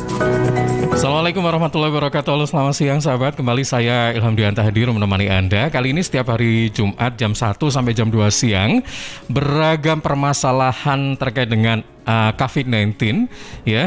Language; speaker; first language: Indonesian; native; Indonesian